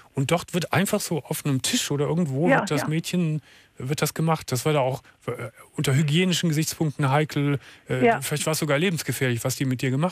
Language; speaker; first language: German; native; German